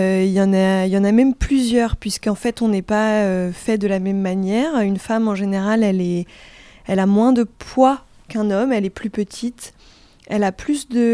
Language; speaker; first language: French; native; French